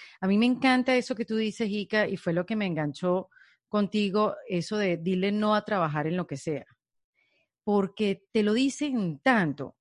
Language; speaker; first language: Spanish; native; Spanish